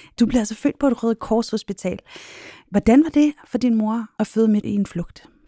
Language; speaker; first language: Danish; native; Danish